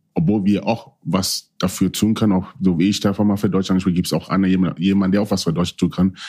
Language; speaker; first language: German; early bilingual, other home language; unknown